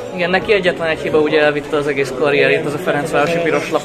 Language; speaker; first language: Hungarian; native; Hungarian